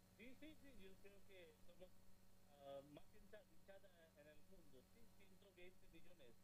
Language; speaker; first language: Spanish; non-native, learner; Bangla